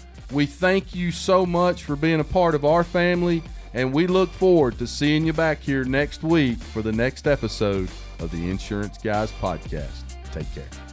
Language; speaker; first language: English; native; English